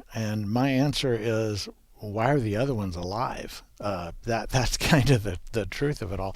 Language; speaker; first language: English; native; English